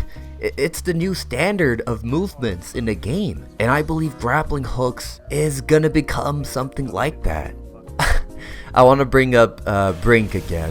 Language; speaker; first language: English; native; English